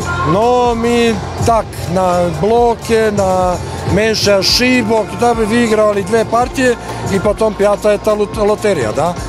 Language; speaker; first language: Russian; non-native, fluent; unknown